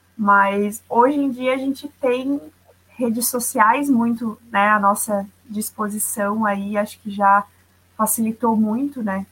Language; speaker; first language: Portuguese; native; Portuguese